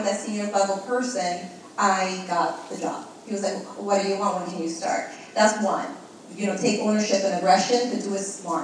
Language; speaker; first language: English; early bilingual, other home language; Spanish